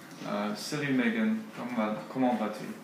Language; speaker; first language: French; non-native, learner; English